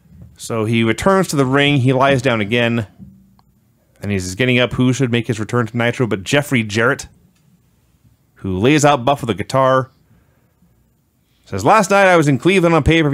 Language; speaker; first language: English; native; English